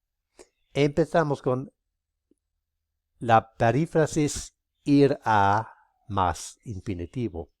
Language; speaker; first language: Spanish; non-native, fluent; English